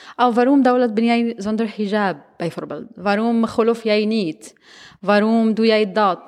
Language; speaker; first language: Dutch; non-native, learner; Arabic